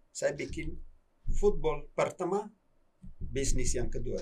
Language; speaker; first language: Indonesian; non-native, fluent; English